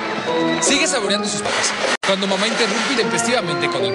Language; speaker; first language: Spanish; native; Spanish